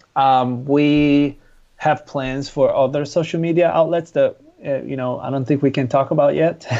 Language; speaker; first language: English; non-native, fluent; Italian